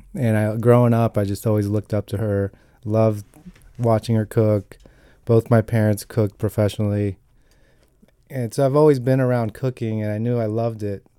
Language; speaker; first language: English; non-native, fluent; Italian